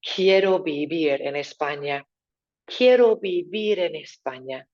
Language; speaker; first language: Spanish; non-native, fluent; English